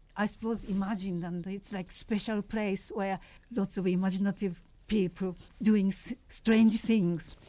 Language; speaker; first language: English; non-native, fluent; Japanese